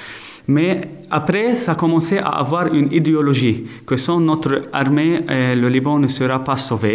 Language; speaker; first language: French; non-native, local second language; Arabic